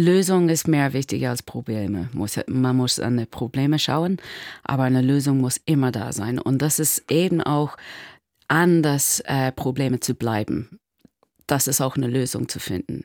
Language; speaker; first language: German; non-native, learner; English